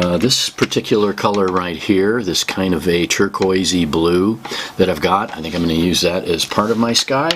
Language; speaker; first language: English; native; English